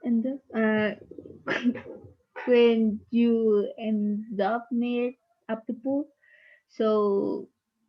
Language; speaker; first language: English; non-native, learner; Spanish